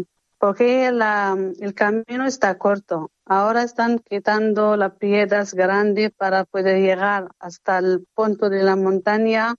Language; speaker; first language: Spanish; non-native, fluent; Arabic